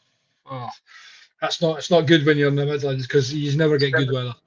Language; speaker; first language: English; native; English